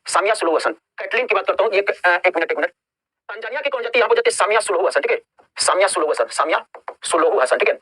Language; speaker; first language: Hindi; native; Hindi